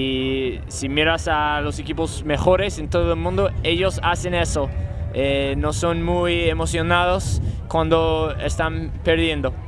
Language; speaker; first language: Spanish; non-native, learner; English